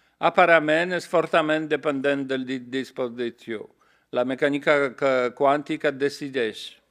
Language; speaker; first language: Catalan; non-native, learner; Polish